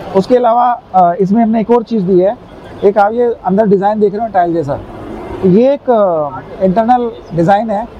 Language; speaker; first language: Hindi; native; Hindi